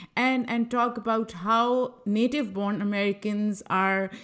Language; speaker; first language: English; non-native, local second language; Urdu